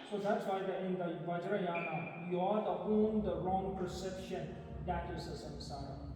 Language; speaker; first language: English; non-native, fluent; Tibetan